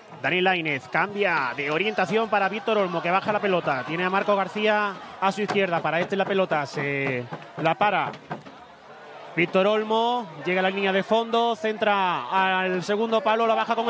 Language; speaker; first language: Spanish; native; Spanish